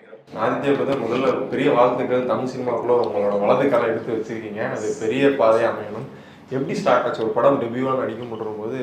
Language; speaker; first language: Tamil; native; Tamil